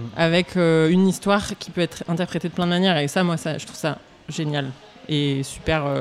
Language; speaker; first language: French; native; French